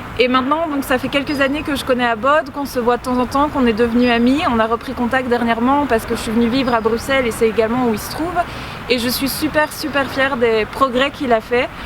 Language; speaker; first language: French; native; French